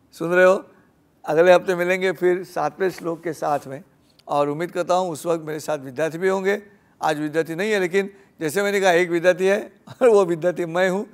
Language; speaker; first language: Hindi; non-native, local second language; Marathi